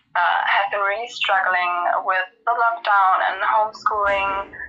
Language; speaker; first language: English; non-native, fluent; German